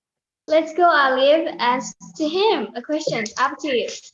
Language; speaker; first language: English; non-native, learner; Indonesian